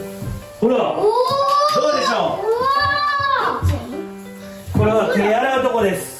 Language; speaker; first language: Japanese; native; Japanese